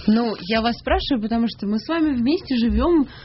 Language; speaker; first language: Russian; native; Russian